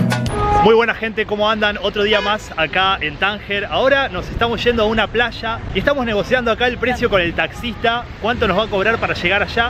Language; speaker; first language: Spanish; native; Spanish